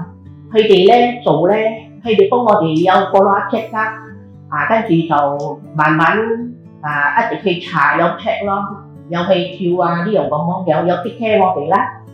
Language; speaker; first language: Cantonese; native; Cantonese